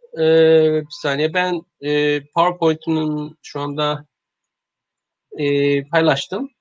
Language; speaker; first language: Turkish; non-native, learner; Korean